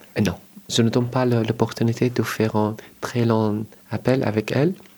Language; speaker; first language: French; non-native, learner; Arabic